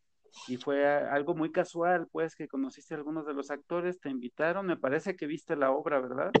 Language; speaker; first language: Spanish; native; Spanish